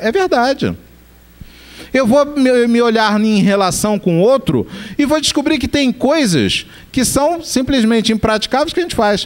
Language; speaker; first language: Portuguese; native; Portuguese